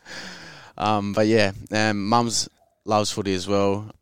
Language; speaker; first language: English; native; English